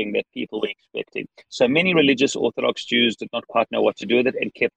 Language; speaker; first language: English; native; English